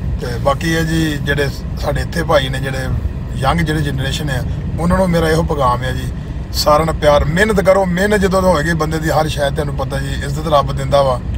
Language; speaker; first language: Punjabi; native; Punjabi